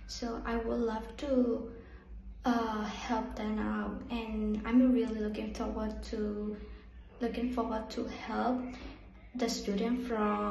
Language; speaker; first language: English; non-native, learner; Burmese